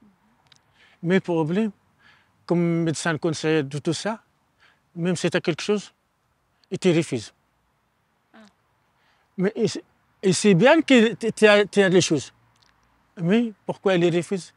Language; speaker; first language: French; non-native, learner; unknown